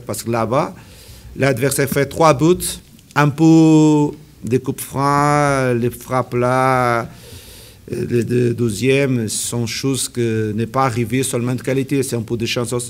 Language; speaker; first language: French; non-native, learner; Portuguese